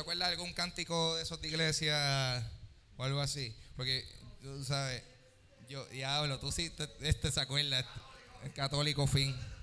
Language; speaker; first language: Spanish; native; Spanish